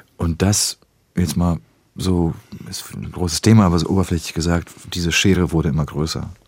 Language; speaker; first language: German; early bilingual, other home language; Polish